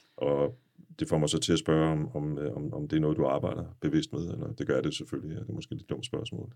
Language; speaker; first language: Danish; native; Danish